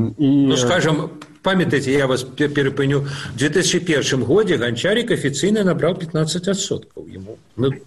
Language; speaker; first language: Belarusian; non-native, local second language; Russian